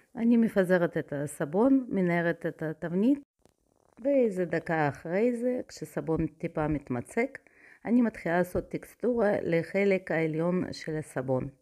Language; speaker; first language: Hebrew; non-native, fluent; Russian